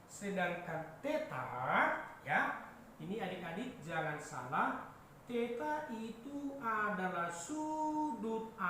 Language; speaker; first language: Indonesian; native; Indonesian